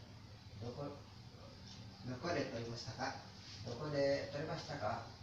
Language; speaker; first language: Japanese; non-native, learner; Indonesian